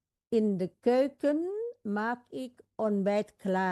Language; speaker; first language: Dutch; non-native, fluent; Indonesian